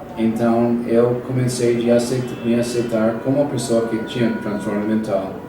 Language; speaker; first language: Portuguese; non-native, fluent; English